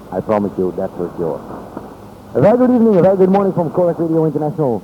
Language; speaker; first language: English; non-native, fluent; Dutch